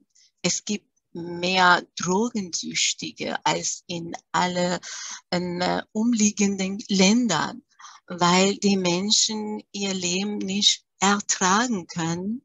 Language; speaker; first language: German; early bilingual, other home language; Persian